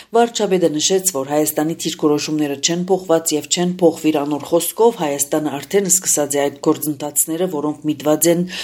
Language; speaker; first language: Armenian; native; Armenian